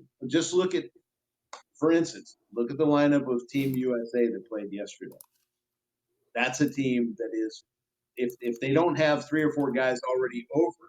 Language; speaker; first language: English; native; English